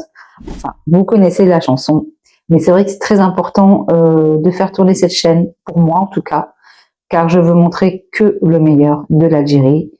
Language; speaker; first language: French; native; French